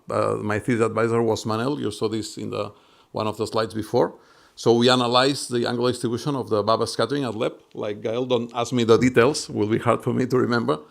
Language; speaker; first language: English; non-native, fluent; Catalan